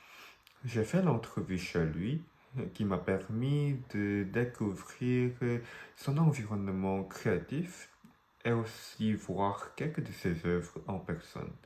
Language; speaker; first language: French; non-native, learner; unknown